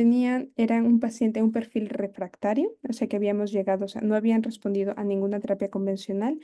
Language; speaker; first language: Spanish; native; Spanish